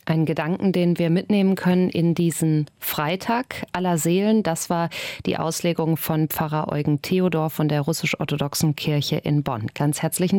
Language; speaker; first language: German; native; German